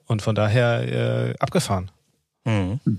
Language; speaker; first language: German; native; German